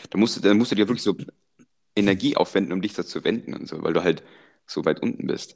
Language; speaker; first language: German; early bilingual, other home language; Croatian